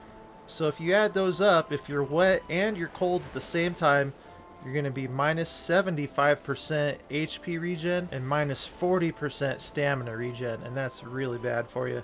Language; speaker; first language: English; native; English